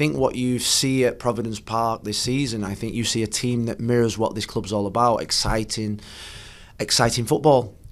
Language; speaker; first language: English; native; English